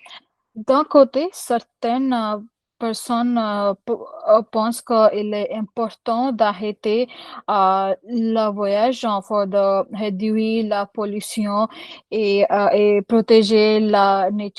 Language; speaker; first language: French; non-native, learner; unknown